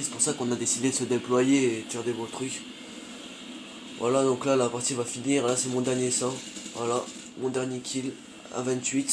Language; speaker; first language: French; native; French